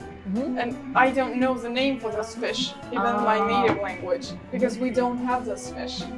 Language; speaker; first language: English; non-native, fluent; Ukrainian